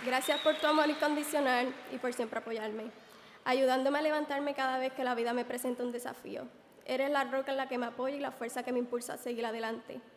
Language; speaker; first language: Spanish; early bilingual, other home language; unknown